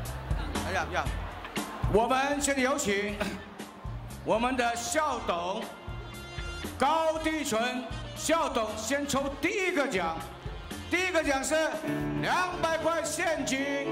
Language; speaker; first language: Chinese; early bilingual, heritage; Chinese